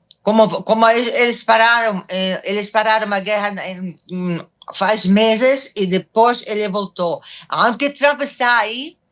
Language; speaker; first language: Portuguese; non-native, fluent; Arabic